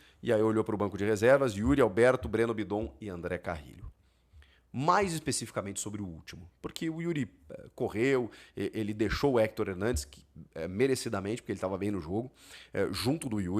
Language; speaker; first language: Portuguese; native; Portuguese